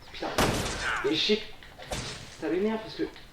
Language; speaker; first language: French; native; French